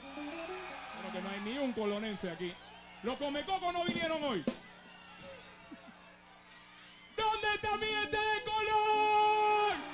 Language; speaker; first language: Spanish; native; Spanish